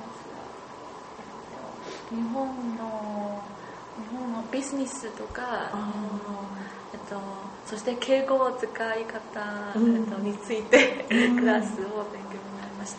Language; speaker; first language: Japanese; non-native, learner; Chinese